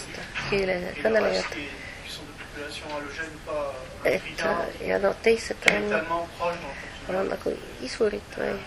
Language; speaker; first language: Estonian; non-native, fluent; French